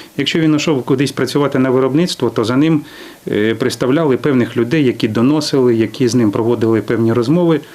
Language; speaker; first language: Ukrainian; native; Ukrainian